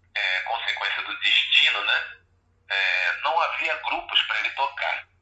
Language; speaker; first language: Portuguese; native; Portuguese